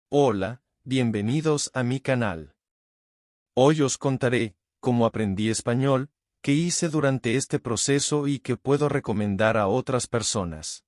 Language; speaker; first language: Spanish; non-native, fluent; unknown